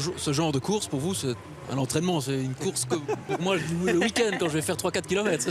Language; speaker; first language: French; native; French